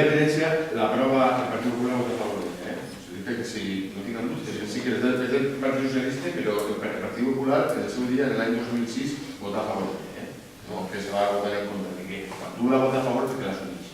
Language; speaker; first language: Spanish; non-native, local second language; Catalan